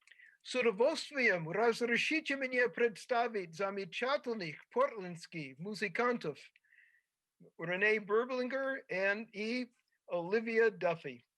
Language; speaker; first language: Russian; non-native, fluent; English